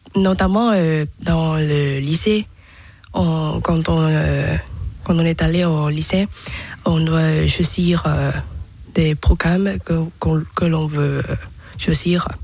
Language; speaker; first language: French; non-native, learner; Thai